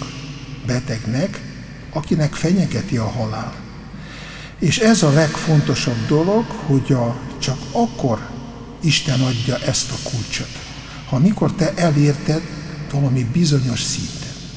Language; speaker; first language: Hungarian; non-native, fluent; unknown